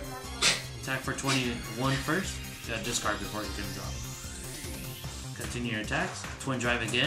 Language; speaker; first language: English; native; English